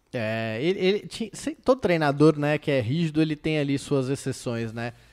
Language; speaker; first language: Portuguese; native; Portuguese